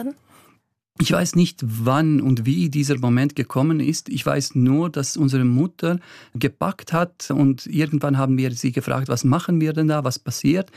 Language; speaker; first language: German; early bilingual, other home language; Bosnian